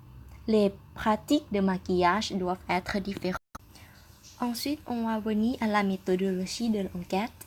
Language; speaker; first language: French; non-native, fluent; Thai